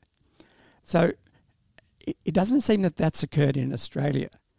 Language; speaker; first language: English; early bilingual, other home language; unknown